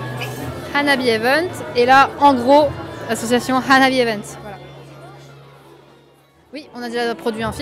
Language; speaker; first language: French; native; French